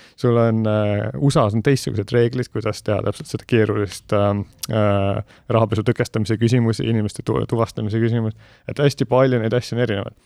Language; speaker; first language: Estonian; native; Estonian